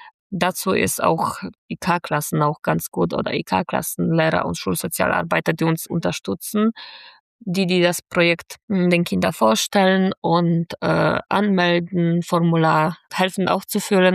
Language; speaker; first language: German; non-native, fluent; Polish